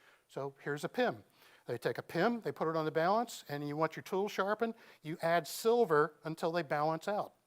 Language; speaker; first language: English; native; English